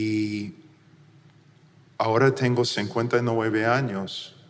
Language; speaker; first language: Spanish; non-native, fluent; English